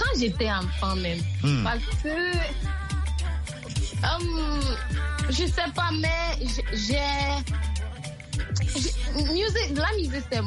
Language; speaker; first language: French; non-native, learner; Akan